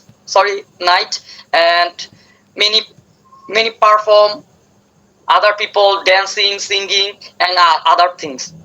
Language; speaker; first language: English; non-native, learner; Bangla